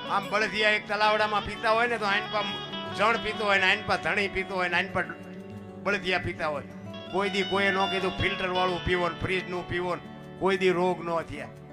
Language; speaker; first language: Gujarati; native; Gujarati